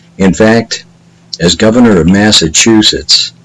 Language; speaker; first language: English; native; English